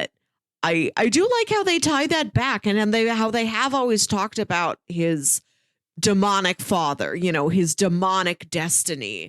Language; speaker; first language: English; native; English